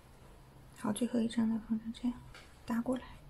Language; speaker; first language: Chinese; native; Chinese